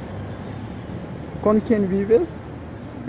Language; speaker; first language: Spanish; non-native, learner; English